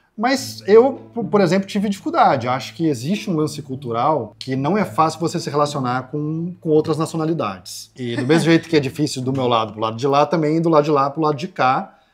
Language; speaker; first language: Portuguese; native; Portuguese